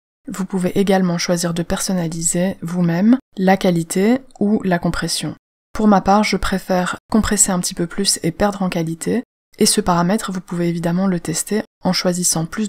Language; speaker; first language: French; native; French